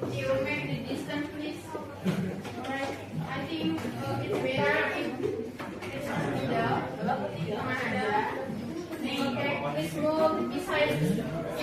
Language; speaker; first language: English; non-native, learner; Indonesian